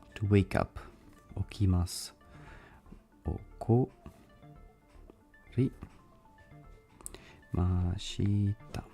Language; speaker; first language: Japanese; non-native, learner; English